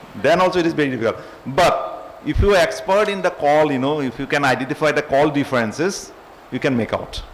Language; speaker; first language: English; non-native, local second language; Assamese